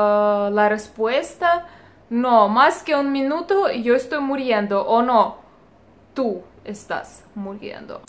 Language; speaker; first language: Spanish; non-native, learner; Russian